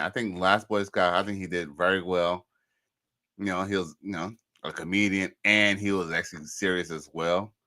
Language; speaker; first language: English; native; English